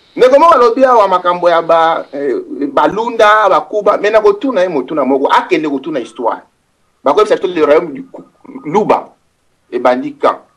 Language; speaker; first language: Lingala; non-native, local second language; Kongo